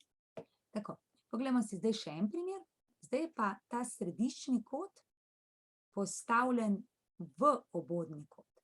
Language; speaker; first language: Slovenian; native; Slovenian